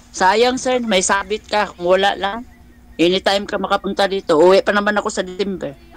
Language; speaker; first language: Filipino; non-native, local second language; Cebuano